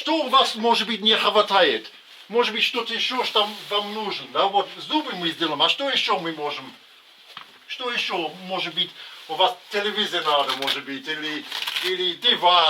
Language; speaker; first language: Russian; non-native, learner; English